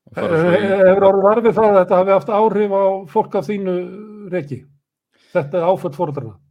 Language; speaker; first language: Icelandic; native; Icelandic